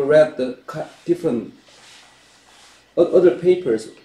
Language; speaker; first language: English; non-native, fluent; Korean